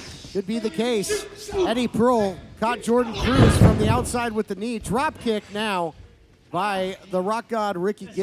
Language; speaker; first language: English; native; English